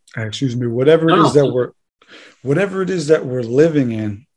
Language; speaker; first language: English; native; English